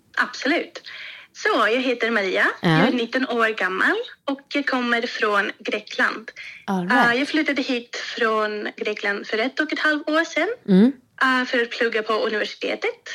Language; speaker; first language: Swedish; non-native, fluent; Greek